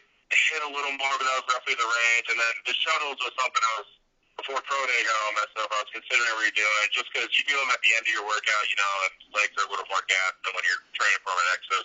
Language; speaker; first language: English; native; English